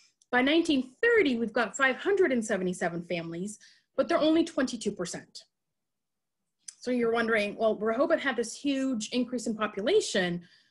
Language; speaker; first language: English; native; English